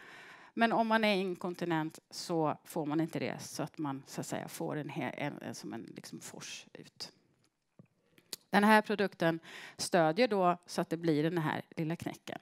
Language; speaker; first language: Swedish; native; Swedish